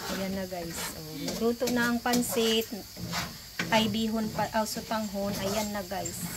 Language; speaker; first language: Filipino; non-native, local second language; Cebuano